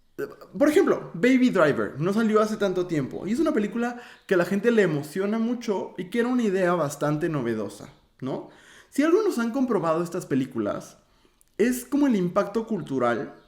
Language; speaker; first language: Spanish; native; Spanish